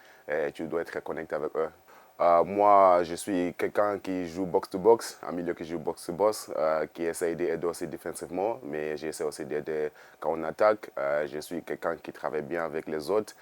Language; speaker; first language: French; non-native, fluent; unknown